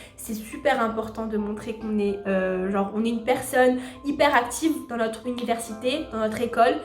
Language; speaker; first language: French; non-native, local second language; Arabic